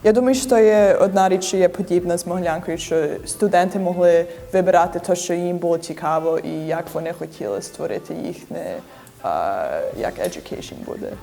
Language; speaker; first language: Ukrainian; early bilingual, heritage; Ukrainian